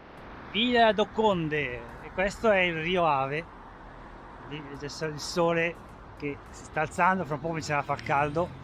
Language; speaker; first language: Italian; native; Italian